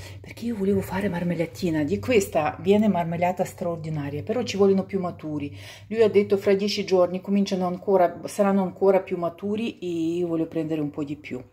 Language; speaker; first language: Italian; non-native, local second language; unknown